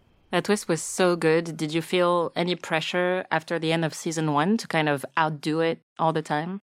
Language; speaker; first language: English; non-native, fluent; French